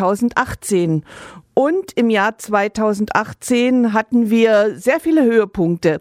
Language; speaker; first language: German; native; German